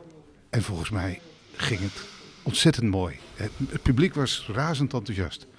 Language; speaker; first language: Dutch; native; Dutch